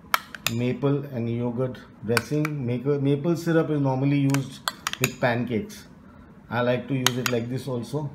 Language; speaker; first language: English; non-native, local second language; Hindi